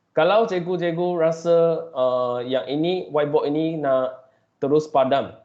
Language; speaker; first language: Malay; non-native, local second language; Chinese